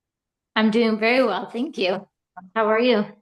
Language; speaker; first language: English; early bilingual, heritage; English